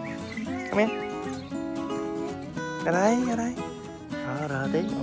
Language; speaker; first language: Vietnamese; native; Vietnamese